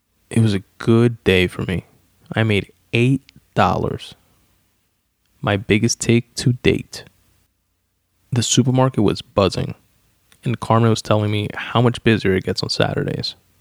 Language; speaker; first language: English; early bilingual, other home language; Spanish